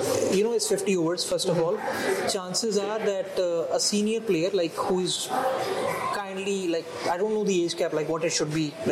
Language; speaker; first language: English; non-native, local second language; Punjabi